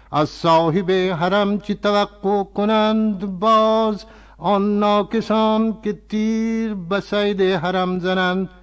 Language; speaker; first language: Persian; non-native, fluent; Urdu